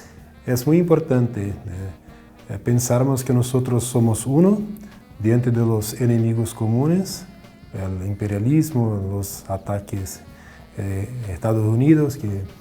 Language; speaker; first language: Spanish; non-native, learner; Portuguese